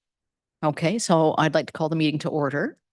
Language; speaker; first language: English; native; English